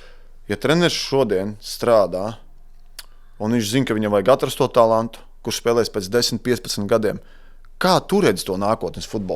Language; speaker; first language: Latvian; native; Latvian